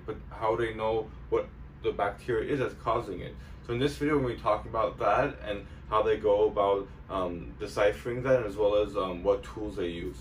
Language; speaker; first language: English; native; English